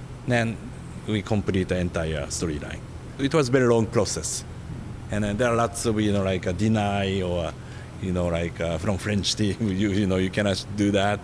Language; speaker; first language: English; non-native, fluent; Japanese